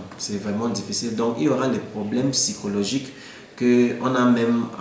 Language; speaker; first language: French; non-native, local second language; English